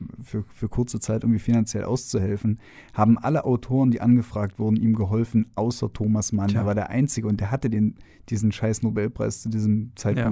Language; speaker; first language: German; native; German